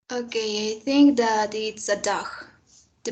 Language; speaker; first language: English; non-native, learner; Spanish